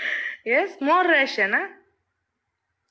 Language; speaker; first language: English; non-native, learner; Uzbek